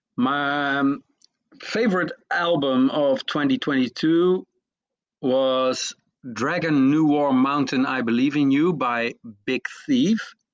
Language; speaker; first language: English; non-native, fluent; French